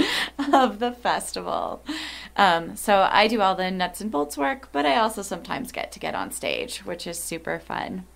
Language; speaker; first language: English; native; English